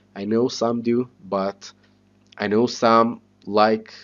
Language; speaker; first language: English; non-native, fluent; Hebrew